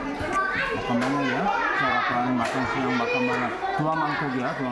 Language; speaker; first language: Indonesian; non-native, learner; Korean